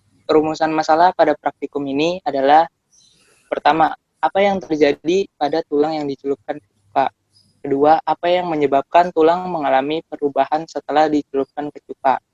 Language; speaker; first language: Indonesian; native; Indonesian